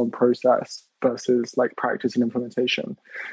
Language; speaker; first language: English; native; English